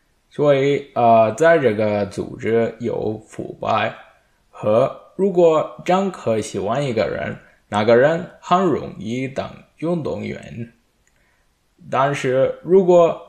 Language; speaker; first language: Chinese; non-native, learner; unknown